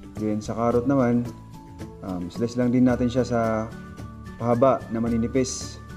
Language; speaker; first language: Filipino; non-native, local second language; Iloko